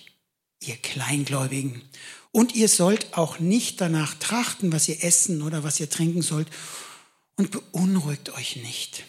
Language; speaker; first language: German; native; German